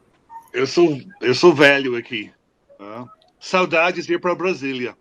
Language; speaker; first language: Portuguese; non-native, fluent; English